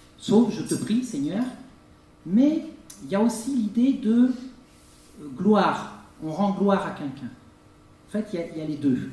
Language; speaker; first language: French; native; French